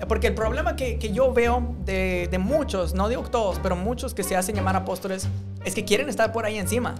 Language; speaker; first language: Spanish; non-native, fluent; English